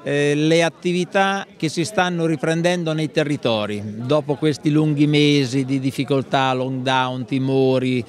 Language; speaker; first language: Italian; native; Italian